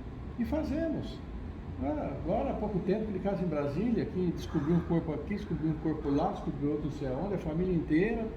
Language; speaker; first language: Portuguese; native; Portuguese